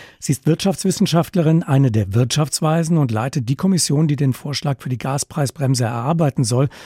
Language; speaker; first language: German; native; German